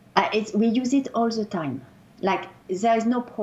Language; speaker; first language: English; non-native, fluent; French